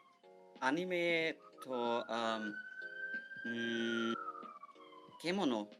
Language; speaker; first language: Japanese; non-native, learner; German